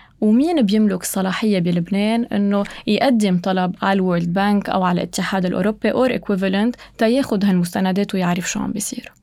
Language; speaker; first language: Arabic; native; Arabic